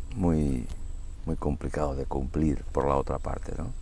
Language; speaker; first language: Spanish; non-native, local second language; Catalan